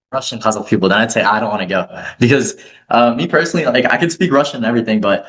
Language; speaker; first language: English; early bilingual, other home language; Kazakh